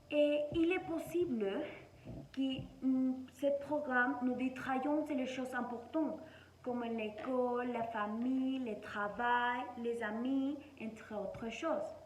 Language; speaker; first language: French; non-native, learner; Spanish